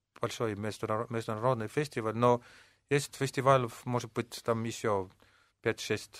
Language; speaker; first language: Russian; non-native, local second language; Estonian